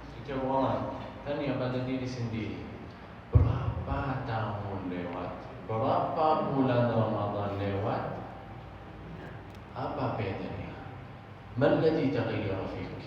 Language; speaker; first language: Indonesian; non-native, fluent; Arabic